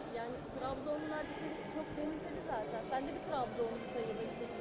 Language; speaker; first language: Turkish; native; Turkish